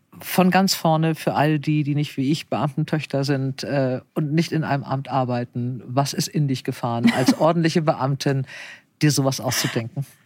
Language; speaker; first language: German; native; German